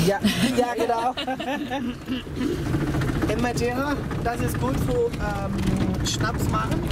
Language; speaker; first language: German; non-native, learner; Portuguese